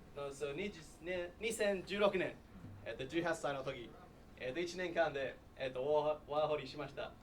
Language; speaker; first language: Japanese; non-native, learner; English